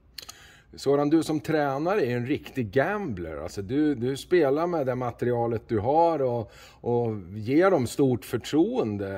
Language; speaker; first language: Swedish; native; Swedish